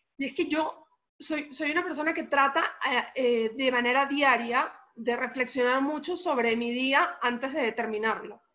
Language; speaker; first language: Spanish; native; Spanish